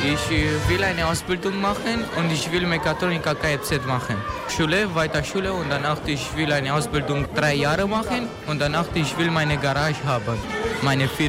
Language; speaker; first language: German; non-native, learner; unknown